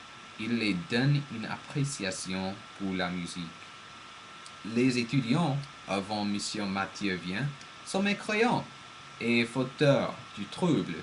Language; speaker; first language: French; non-native, learner; English